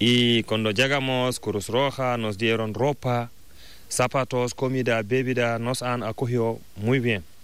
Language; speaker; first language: Spanish; non-native, learner; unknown